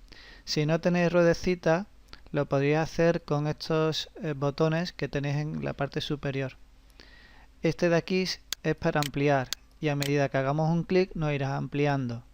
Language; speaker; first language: Spanish; native; Spanish